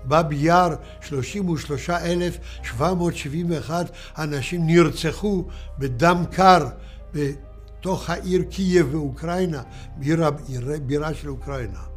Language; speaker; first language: Hebrew; early bilingual, other home language; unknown